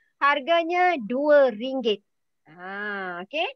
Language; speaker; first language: Malay; native; Malay